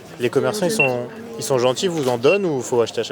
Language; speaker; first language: French; native; French